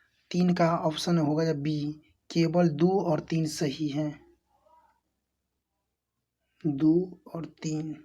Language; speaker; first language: Hindi; native; Hindi